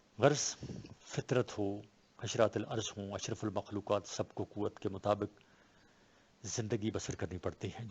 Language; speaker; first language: Urdu; non-native, local second language; Pashto